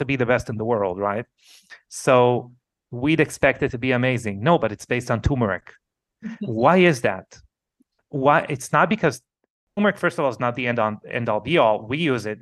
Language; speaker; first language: English; non-native, fluent; Hebrew